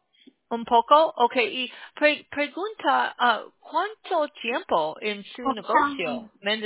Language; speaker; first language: Spanish; non-native, learner; English